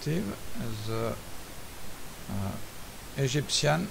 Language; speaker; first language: English; non-native, learner; French